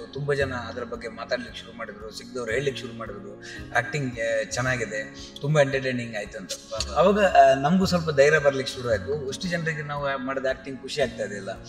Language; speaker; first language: Kannada; non-native, local second language; Tulu